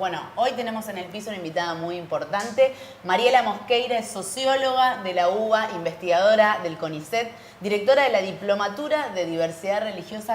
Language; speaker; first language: Spanish; native; Spanish